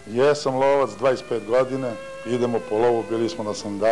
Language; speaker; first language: Bosnian; native; Bosnian